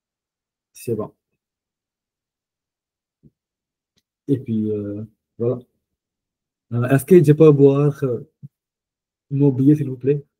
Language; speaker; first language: French; non-native, fluent; Punjabi